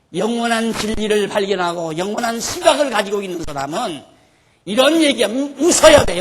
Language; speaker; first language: Korean; native; Korean